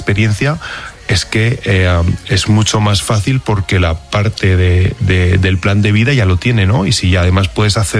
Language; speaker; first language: Spanish; native; Spanish